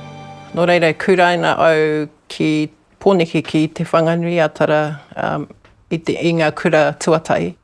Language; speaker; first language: Māori; non-native, local second language; English